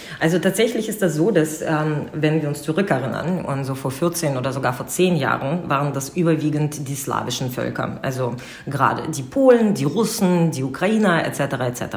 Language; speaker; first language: German; non-native, fluent; Russian